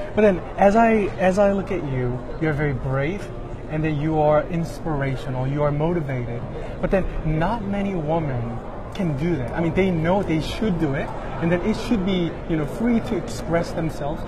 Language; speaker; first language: English; non-native, fluent; Korean